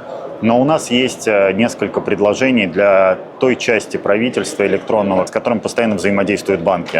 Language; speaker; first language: Russian; native; Russian